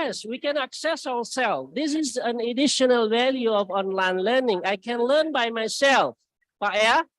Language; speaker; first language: English; non-native, learner; Indonesian